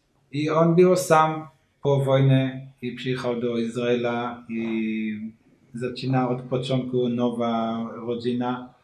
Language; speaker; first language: Polish; non-native, learner; Hebrew